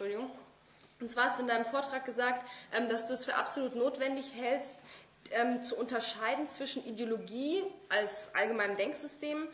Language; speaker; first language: German; native; German